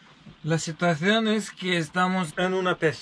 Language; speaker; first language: Spanish; non-native, learner; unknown